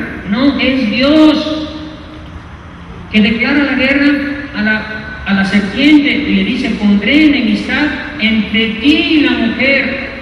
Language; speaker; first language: Spanish; native; Spanish